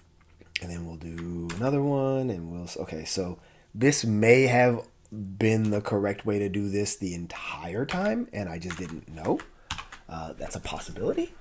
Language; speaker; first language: English; native; English